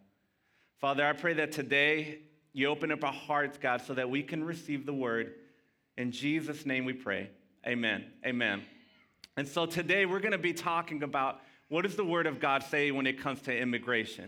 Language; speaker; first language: English; early bilingual, other home language; Spanish